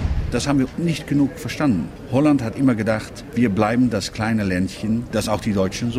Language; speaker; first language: German; non-native, fluent; Dutch